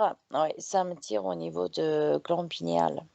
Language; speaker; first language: French; non-native, fluent; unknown